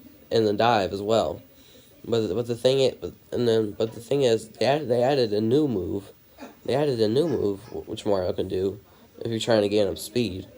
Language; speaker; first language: English; native; English